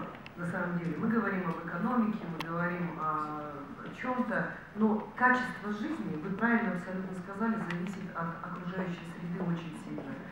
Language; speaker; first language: Russian; native; Russian